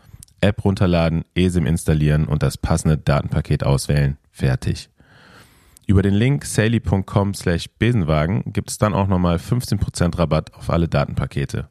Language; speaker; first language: German; native; German